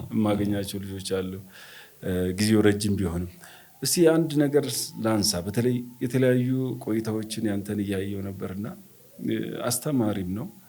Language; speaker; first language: Amharic; native; Amharic